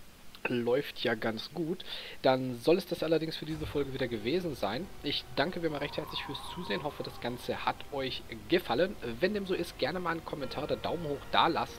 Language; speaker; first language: German; native; German